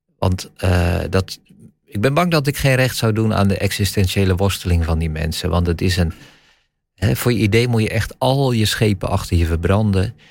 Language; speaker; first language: Dutch; native; Dutch